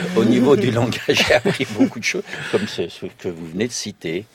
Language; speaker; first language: French; native; French